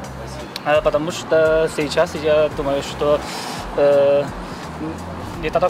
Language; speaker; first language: Russian; non-native, learner; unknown